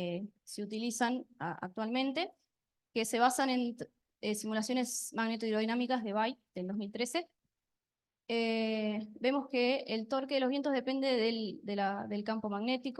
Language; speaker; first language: Spanish; native; Spanish